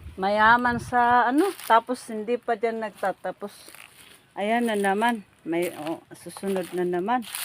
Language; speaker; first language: Filipino; non-native, local second language; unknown